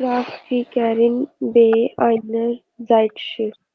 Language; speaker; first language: German; non-native, learner; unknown